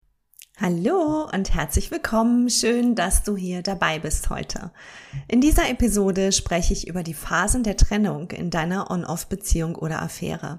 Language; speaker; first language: German; native; German